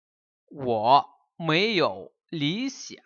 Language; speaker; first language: Chinese; non-native, fluent; Lao